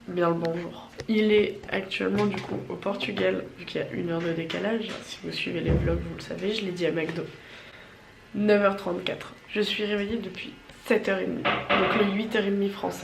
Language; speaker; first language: French; native; French